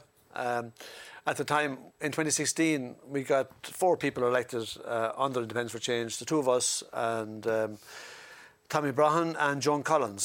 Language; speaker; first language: English; native; English